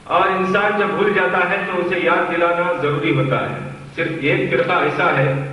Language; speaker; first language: Urdu; native; Urdu